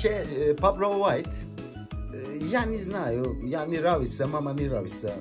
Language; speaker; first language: Russian; non-native, learner; Turkish